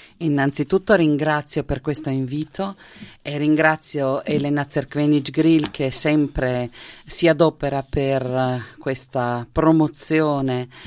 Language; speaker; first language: Italian; non-native, local second language; Slovenian